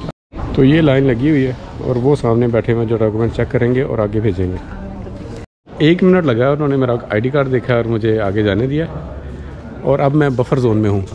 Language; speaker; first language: Hindi; native; Hindi